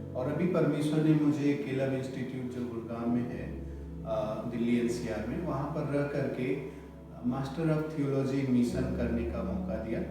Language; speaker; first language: Hindi; native; Hindi